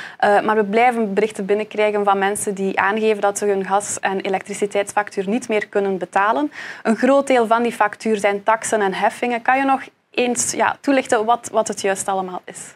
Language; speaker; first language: Dutch; native; Dutch